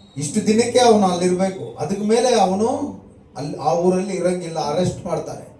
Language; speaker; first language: Kannada; non-native, local second language; Tamil